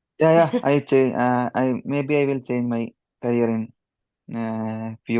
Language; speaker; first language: English; non-native, learner; Malayalam